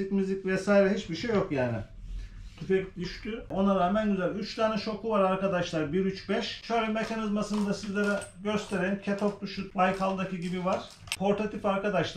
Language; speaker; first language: Turkish; native; Turkish